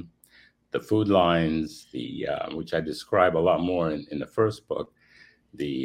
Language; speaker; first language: English; non-native, fluent; Romanian